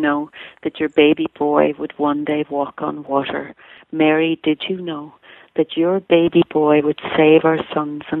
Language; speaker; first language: English; native; English